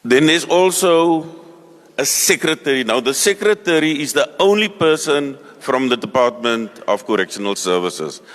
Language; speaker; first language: English; non-native, local second language; Afrikaans